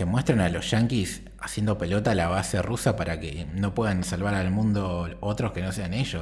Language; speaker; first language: Spanish; native; Spanish